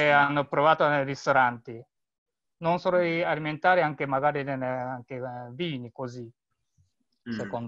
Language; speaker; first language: Italian; non-native, learner; Japanese